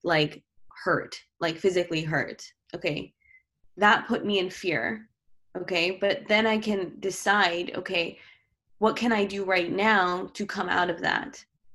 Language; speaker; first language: English; native; English